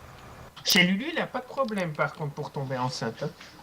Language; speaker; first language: French; native; French